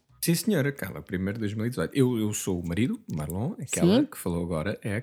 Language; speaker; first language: Portuguese; non-native, fluent; English